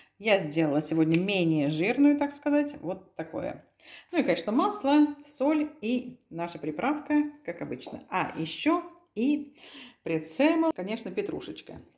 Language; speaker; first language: Russian; native; Russian